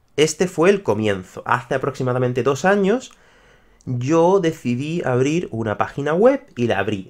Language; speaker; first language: Spanish; native; Spanish